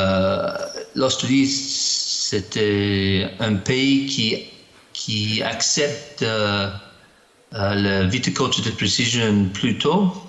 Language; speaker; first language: French; non-native, learner; English